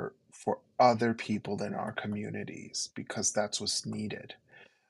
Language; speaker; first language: English; early bilingual, other home language; Spanish